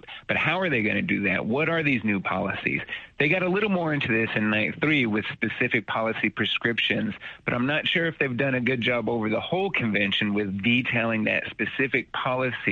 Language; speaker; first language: English; native; English